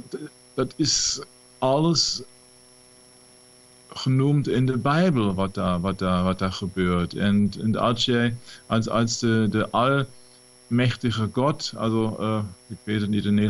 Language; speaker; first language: Dutch; non-native, fluent; German